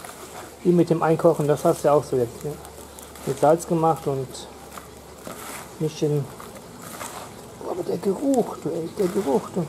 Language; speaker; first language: German; native; German